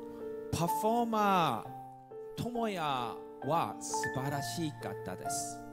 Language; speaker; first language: Japanese; non-native, learner; Korean